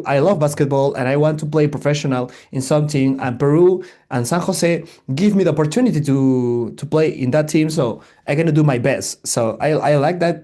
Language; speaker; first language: English; non-native, learner; Spanish